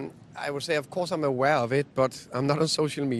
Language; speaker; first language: English; non-native, fluent; Danish